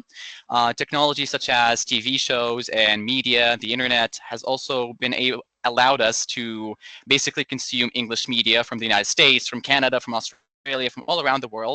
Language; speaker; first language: English; non-native, local second language; Arabic